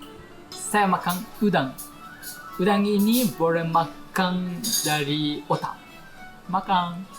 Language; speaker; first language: Indonesian; non-native, learner; Japanese